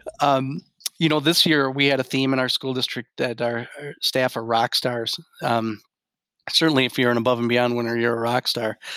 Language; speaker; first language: English; native; English